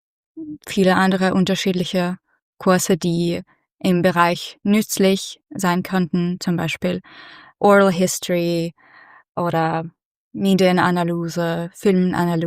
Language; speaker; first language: German; non-native, fluent; Russian